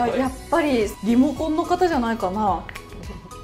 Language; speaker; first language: Japanese; native; Japanese